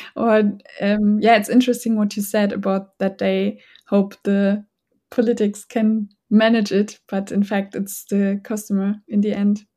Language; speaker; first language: English; non-native, fluent; German